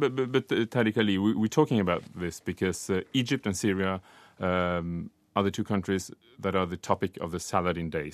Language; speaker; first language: English; non-native, fluent; Norwegian